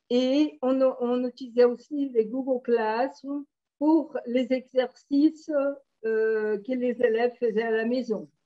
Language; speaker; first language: French; non-native, fluent; Portuguese